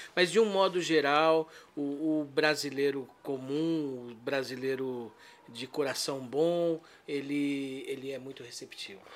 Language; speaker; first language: Portuguese; native; Portuguese